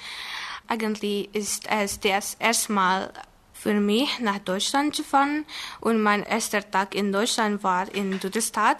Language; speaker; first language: German; non-native, learner; Indonesian